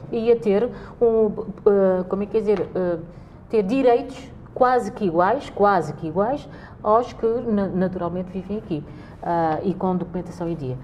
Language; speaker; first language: Portuguese; non-native, local second language; Kabuverdianu